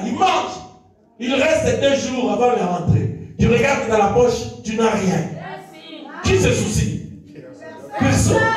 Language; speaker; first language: French; non-native, local second language; Lingala